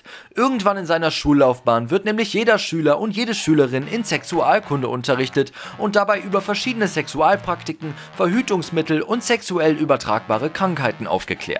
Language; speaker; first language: German; native; German